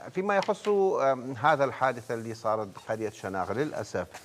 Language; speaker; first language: Arabic; non-native, local second language; Kurdish